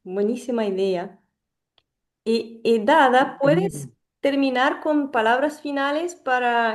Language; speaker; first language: Spanish; non-native, fluent; Portuguese